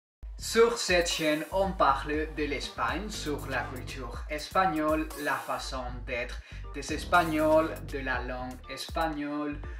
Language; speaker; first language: French; non-native, fluent; Spanish